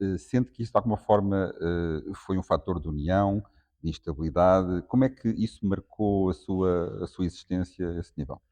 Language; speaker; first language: Portuguese; native; Portuguese